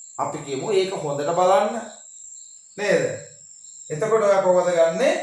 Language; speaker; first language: Sinhala; non-native, local second language; Tamil